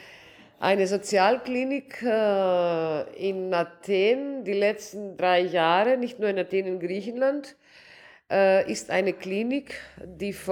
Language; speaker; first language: German; non-native, local second language; Greek